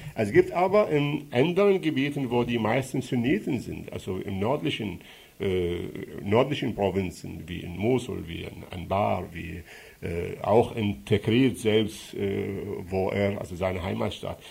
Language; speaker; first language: German; non-native, fluent; Arabic